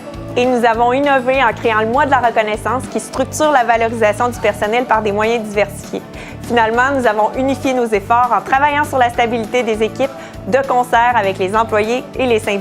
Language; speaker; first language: French; native; French